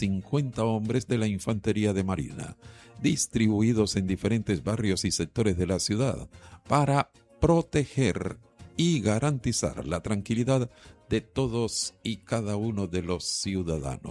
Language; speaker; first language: Spanish; native; Spanish